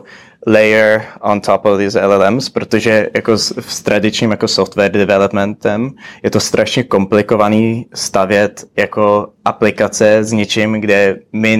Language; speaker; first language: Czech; early bilingual, heritage; Czech